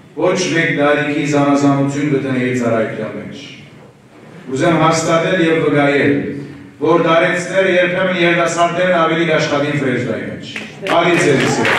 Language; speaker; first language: Armenian; native; Armenian